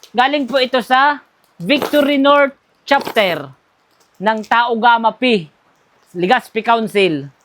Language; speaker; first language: Filipino; non-native, local second language; Bikol